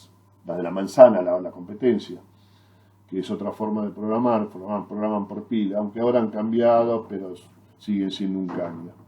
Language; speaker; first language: Spanish; native; Spanish